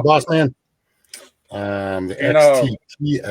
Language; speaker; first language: English; native; English